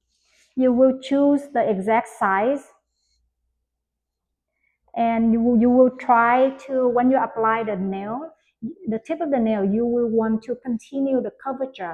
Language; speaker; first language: English; non-native, fluent; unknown